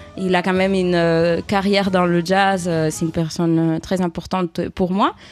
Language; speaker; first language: French; early bilingual, other home language; Greek